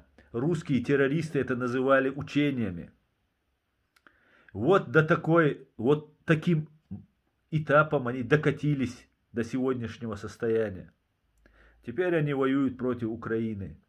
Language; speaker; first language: Russian; non-native, local second language; Chechen